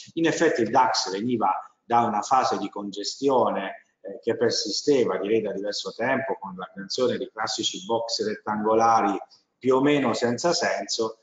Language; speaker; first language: Italian; native; Italian